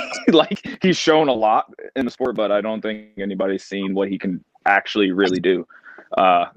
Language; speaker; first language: English; native; English